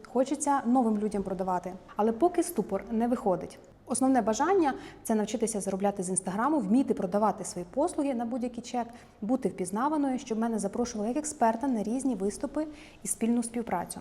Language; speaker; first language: Ukrainian; native; Ukrainian